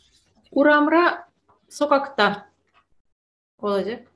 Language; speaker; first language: Turkish; non-native, fluent; Japanese